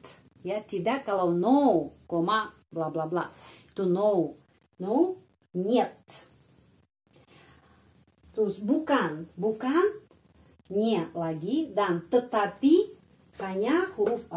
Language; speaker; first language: Indonesian; non-native, fluent; Russian